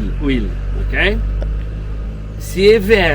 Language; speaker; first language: French; non-native, learner; Portuguese